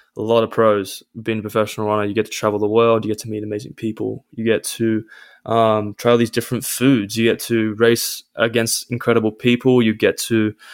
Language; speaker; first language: English; native; English